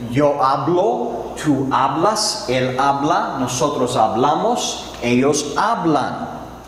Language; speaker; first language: Spanish; non-native, fluent; English